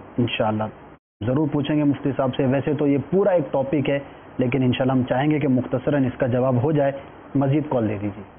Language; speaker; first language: Urdu; native; Urdu